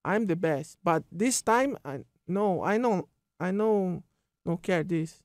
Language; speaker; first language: English; non-native, learner; Portuguese